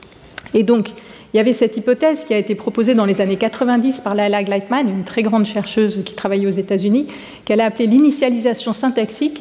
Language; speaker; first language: French; native; French